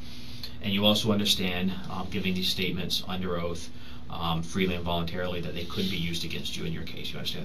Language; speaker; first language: English; native; English